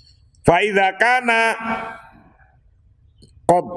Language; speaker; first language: Arabic; non-native, fluent; Indonesian